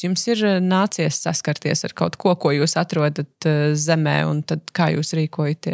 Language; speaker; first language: Latvian; native; Latvian